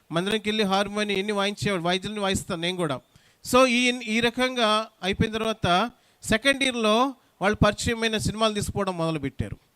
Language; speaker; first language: Telugu; non-native, local second language; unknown